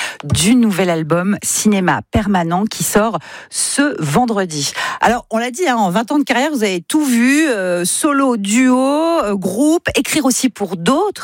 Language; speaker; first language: French; native; French